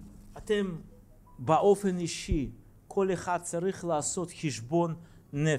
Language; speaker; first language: Hebrew; non-native, fluent; Russian